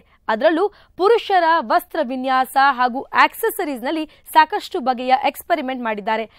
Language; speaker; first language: Kannada; native; Kannada